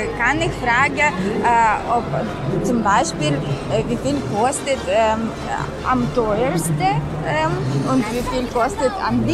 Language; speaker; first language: German; non-native, learner; Russian